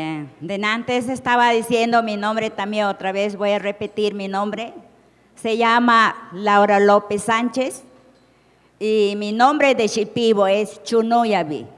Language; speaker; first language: Spanish; non-native, local second language; Shipibo-Conibo